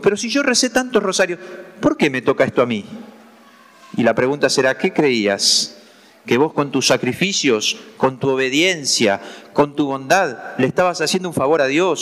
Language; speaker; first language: Spanish; native; Spanish